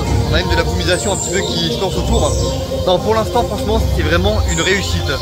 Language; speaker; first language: French; native; French